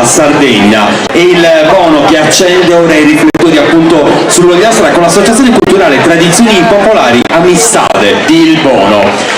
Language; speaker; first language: Italian; native; Italian